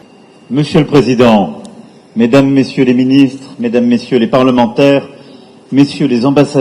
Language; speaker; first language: French; native; French